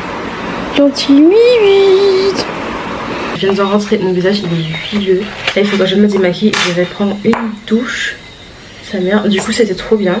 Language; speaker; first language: French; native; French